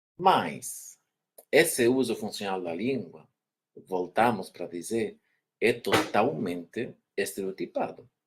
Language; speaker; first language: Portuguese; non-native, fluent; Spanish